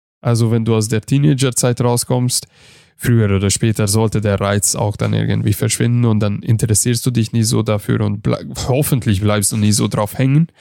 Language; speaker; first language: German; non-native, fluent; Hungarian